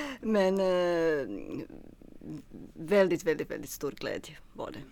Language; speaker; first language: Swedish; non-native, fluent; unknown